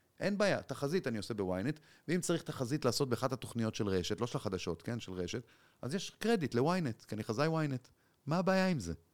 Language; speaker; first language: Hebrew; native; Hebrew